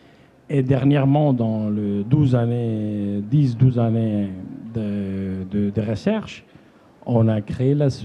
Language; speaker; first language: French; non-native, fluent; Spanish